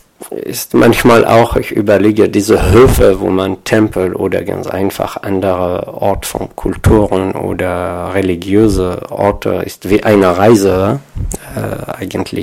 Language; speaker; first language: German; non-native, fluent; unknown